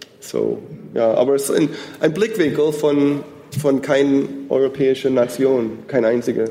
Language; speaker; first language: German; non-native, fluent; English